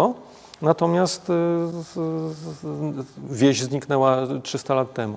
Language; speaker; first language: Polish; native; Polish